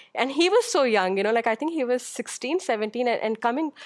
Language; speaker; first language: English; non-native, local second language; Urdu